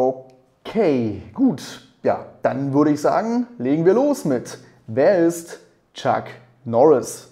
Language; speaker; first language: German; native; German